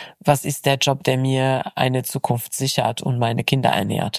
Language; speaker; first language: German; non-native, fluent; Arabic